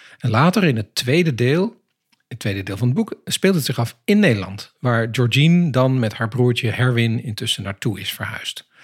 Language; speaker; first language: Dutch; native; Dutch